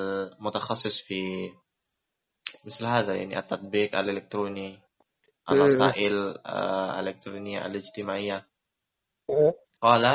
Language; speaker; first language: Arabic; non-native, learner; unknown